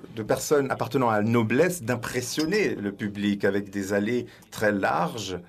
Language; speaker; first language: French; non-native, fluent; Swedish